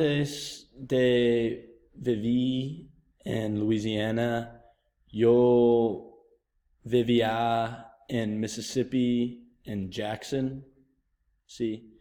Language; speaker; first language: Spanish; non-native, learner; English